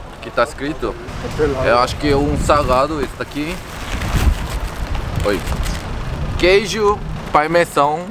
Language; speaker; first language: Portuguese; non-native, learner; Korean